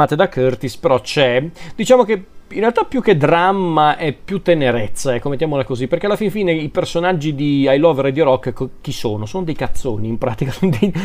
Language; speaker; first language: Italian; native; Italian